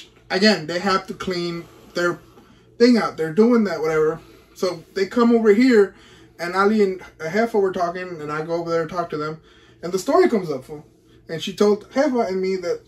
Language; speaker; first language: English; early bilingual, other home language; Spanish